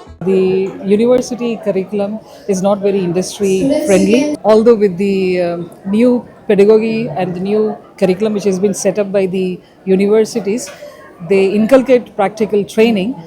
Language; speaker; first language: English; non-native, local second language; Malayalam